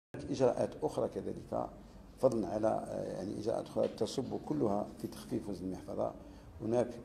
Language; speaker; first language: Arabic; native; Arabic